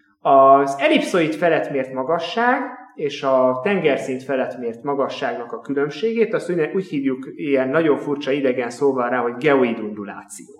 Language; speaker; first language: Hungarian; native; Hungarian